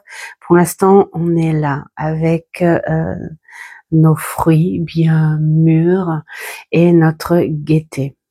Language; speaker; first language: French; native; French